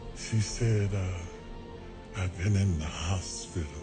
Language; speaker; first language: English; native; English